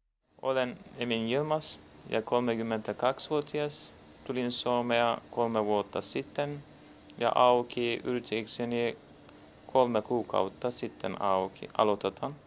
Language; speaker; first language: Finnish; non-native, learner; Turkish